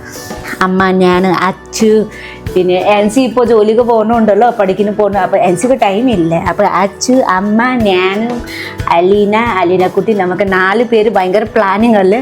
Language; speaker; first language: Malayalam; non-native, learner; Nepali